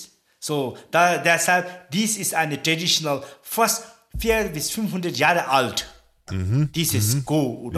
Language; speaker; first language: German; non-native, learner; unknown